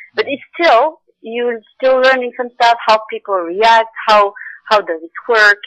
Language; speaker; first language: English; non-native, fluent; Arabic